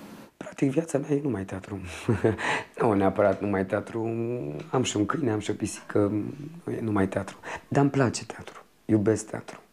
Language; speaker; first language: Romanian; native; Romanian